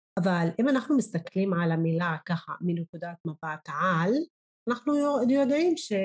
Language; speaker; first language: Hebrew; non-native, local second language; Arabic